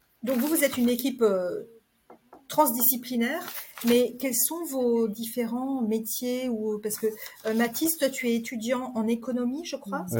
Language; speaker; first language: French; native; French